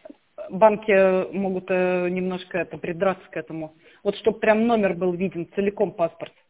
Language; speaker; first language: Russian; native; Russian